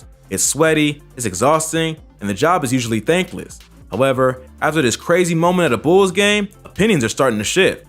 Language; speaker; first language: English; native; English